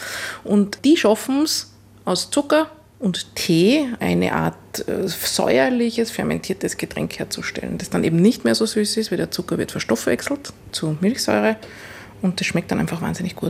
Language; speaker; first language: German; native; German